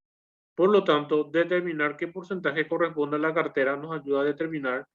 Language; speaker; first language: Spanish; native; Spanish